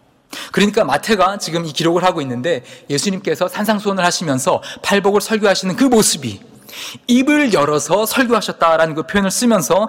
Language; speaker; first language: Korean; native; Korean